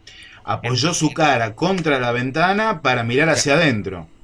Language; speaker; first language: Spanish; native; Spanish